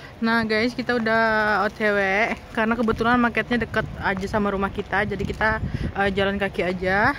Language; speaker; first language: Indonesian; native; Indonesian